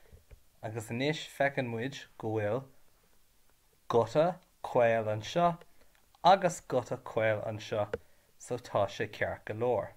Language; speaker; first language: Irish; non-native, learner; English